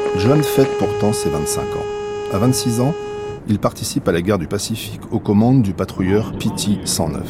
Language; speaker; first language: French; native; French